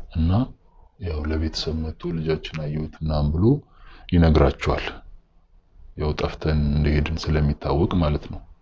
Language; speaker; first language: Amharic; native; Amharic